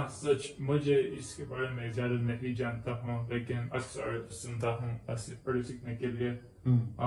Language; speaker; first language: Hindi; non-native, learner; English